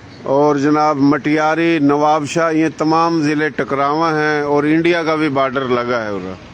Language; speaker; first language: Hindi; non-native, local second language; Marwari